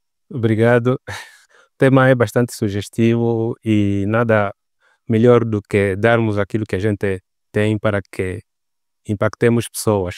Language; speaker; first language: Portuguese; native; Portuguese